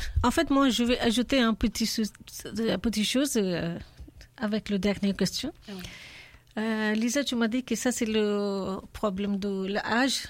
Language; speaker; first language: French; non-native, learner; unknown